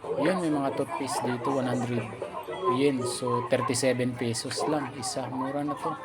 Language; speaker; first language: Filipino; native; Filipino